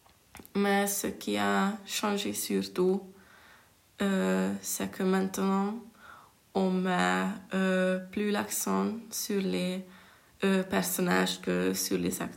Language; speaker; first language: French; non-native, fluent; Hungarian